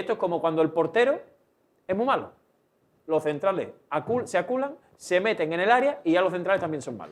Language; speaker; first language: Spanish; native; Spanish